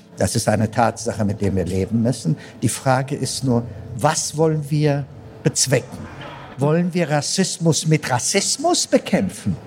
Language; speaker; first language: German; non-native, fluent; Amharic